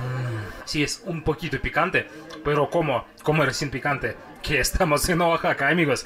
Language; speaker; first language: Spanish; non-native, fluent; Russian